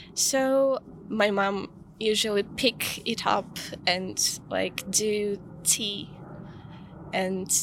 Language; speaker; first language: English; non-native, fluent; Ukrainian